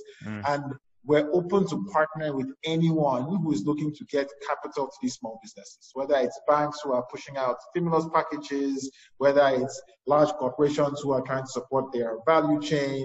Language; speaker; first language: English; non-native, local second language; Yoruba